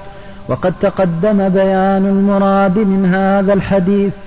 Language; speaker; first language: Arabic; native; Arabic